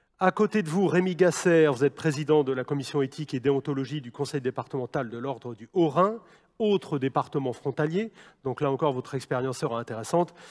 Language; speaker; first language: French; native; French